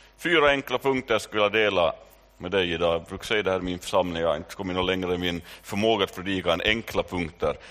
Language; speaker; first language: Swedish; native; Swedish